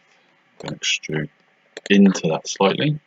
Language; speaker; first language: English; native; English